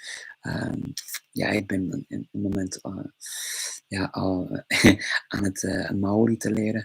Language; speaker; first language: Dutch; non-native, fluent; English